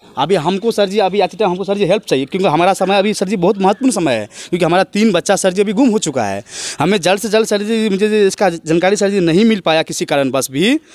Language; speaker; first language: Hindi; native; Hindi